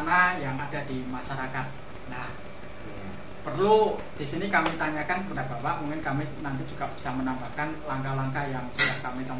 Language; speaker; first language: Indonesian; native; Indonesian